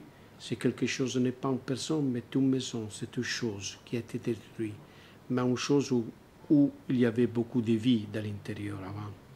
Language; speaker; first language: French; non-native, learner; Italian